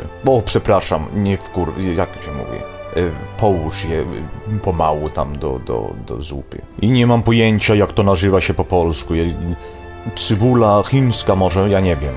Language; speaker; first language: Polish; early bilingual, heritage; Polish